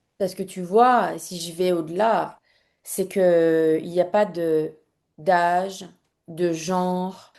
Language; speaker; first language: French; native; French